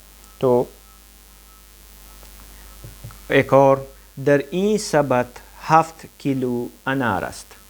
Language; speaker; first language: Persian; non-native, fluent; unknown